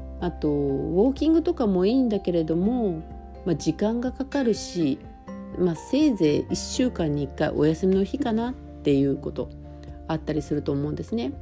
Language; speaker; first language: Japanese; native; Japanese